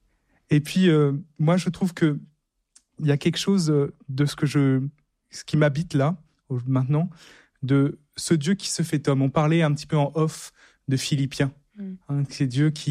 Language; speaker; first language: French; native; French